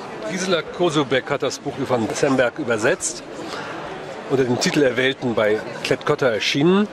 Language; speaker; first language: German; native; German